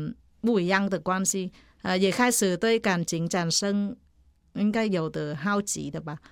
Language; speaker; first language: Chinese; non-native, fluent; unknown